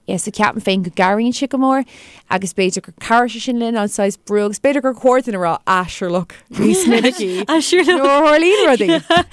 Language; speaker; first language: Irish; non-native, local second language; English